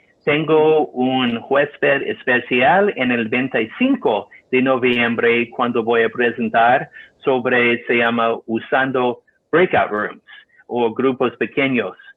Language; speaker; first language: Spanish; non-native, learner; English